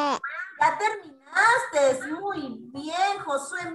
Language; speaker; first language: Spanish; native; Spanish